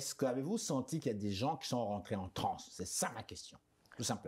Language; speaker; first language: French; non-native, local second language; Lingala